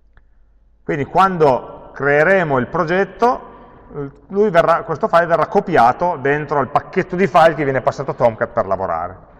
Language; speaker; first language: Italian; native; Italian